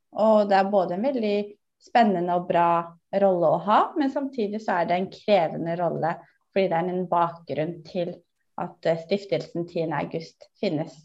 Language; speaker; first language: Norwegian; early bilingual, other home language; Somali